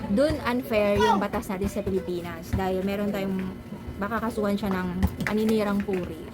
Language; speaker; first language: Filipino; non-native, local second language; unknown